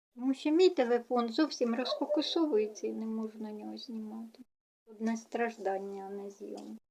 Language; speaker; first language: Ukrainian; non-native, local second language; Russian